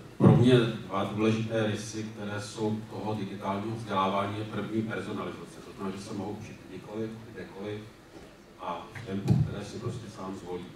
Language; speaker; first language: Czech; native; Czech